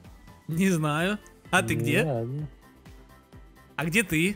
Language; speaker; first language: Russian; native; Russian